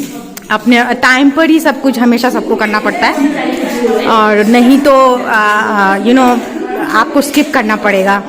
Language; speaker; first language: Hindi; native; Hindi